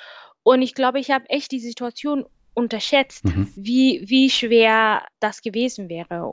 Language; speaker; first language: German; non-native, fluent; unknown